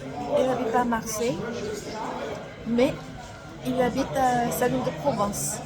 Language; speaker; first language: French; non-native, learner; Korean